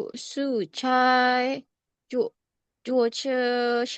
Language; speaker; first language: Chinese; non-native, learner; Indonesian